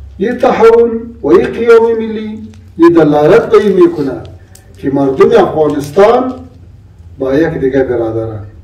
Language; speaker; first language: Persian; non-native, local second language; Pashto